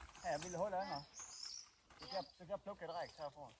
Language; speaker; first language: Swedish; native; Swedish